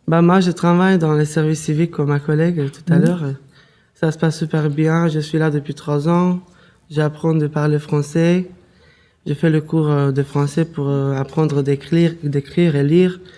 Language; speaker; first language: French; non-native, learner; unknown